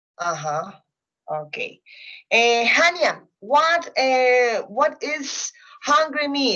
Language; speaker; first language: English; non-native, fluent; Spanish